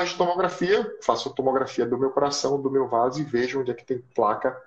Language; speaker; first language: Portuguese; native; Portuguese